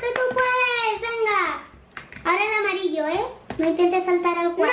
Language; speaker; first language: Spanish; native; Spanish